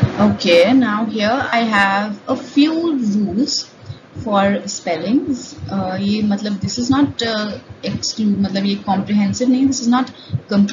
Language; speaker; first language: English; non-native, local second language; Hindi